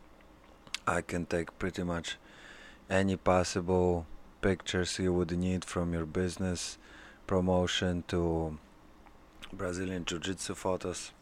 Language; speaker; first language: English; early bilingual, other home language; Polish